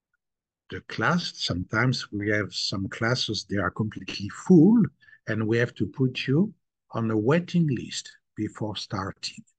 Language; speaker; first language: English; non-native, fluent; French